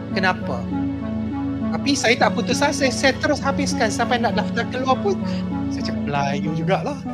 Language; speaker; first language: Malay; non-native, local second language; Chinese